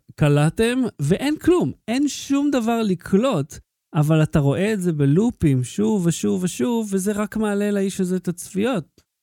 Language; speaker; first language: Hebrew; native; Hebrew